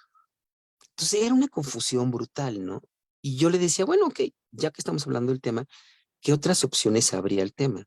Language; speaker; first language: Spanish; native; Spanish